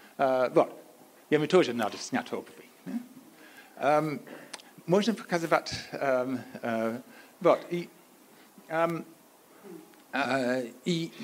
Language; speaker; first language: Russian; non-native, learner; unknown